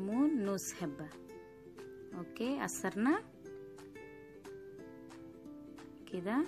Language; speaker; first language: Arabic; non-native, learner; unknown